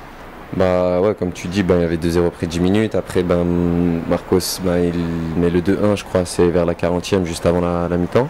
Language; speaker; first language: French; native; French